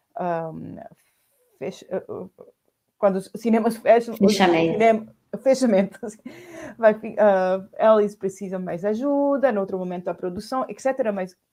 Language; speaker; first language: Portuguese; non-native, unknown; Spanish